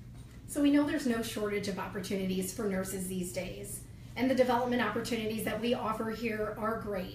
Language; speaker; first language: English; native; English